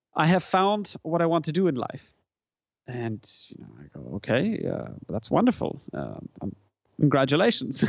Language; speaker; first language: English; non-native, fluent; German